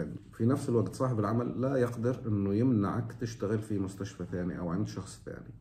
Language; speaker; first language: Arabic; native; Arabic